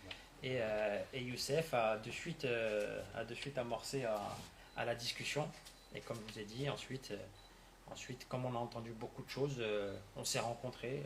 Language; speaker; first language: French; native; French